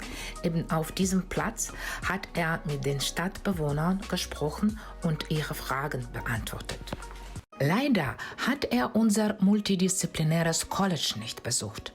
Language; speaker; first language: German; non-native, fluent; Russian